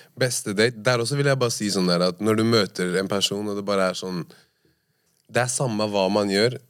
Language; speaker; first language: Norwegian; early bilingual, other home language; Arabic